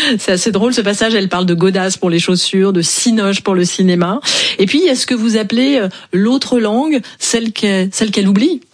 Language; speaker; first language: French; native; French